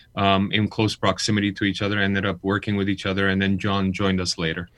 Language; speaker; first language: English; early bilingual, other home language; Armenian